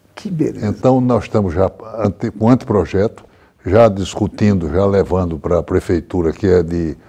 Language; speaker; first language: Portuguese; native; Portuguese